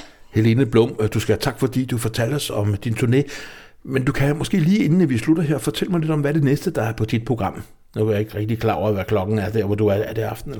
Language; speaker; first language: Danish; native; Danish